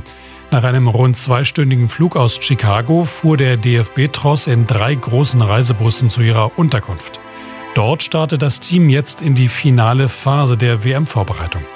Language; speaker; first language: German; native; German